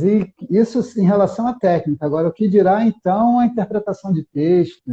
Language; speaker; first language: Portuguese; native; Portuguese